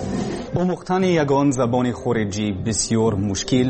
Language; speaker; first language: Persian; non-native, learner; English